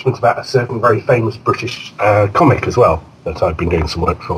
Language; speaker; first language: English; native; English